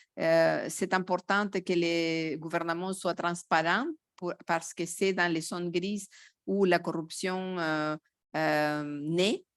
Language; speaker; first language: French; non-native, fluent; Spanish